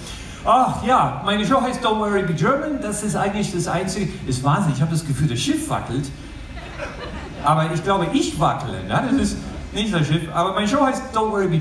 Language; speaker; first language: German; non-native, fluent; English